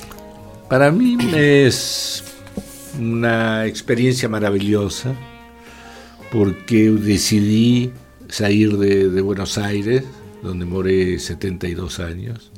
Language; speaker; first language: Portuguese; non-native, fluent; Spanish